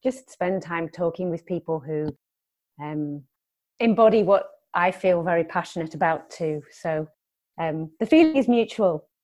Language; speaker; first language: English; native; English